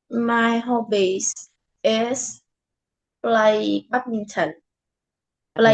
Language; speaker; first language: English; non-native, learner; Vietnamese